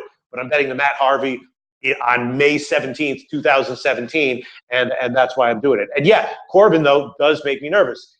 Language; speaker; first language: English; native; English